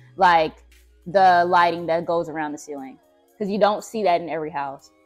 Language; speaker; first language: English; native; English